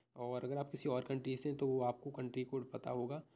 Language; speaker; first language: Hindi; native; Hindi